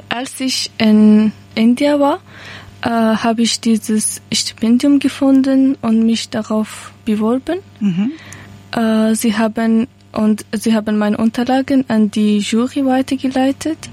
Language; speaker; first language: German; non-native, learner; Persian